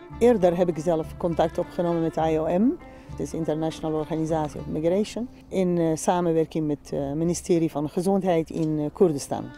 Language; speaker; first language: Dutch; non-native, fluent; Central Kurdish